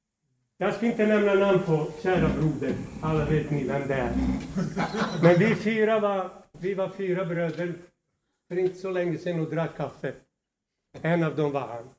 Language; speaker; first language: Swedish; non-native, fluent; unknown